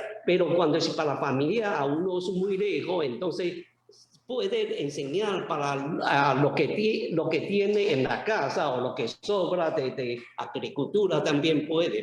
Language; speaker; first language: Spanish; non-native, learner; Chinese